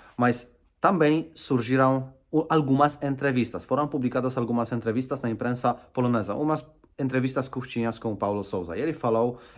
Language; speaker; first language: Portuguese; non-native, fluent; Polish